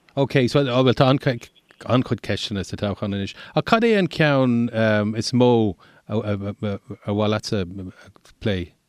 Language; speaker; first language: Irish; non-native, local second language; English